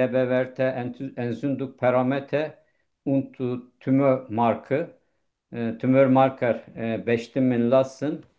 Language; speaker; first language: German; non-native, learner; Turkish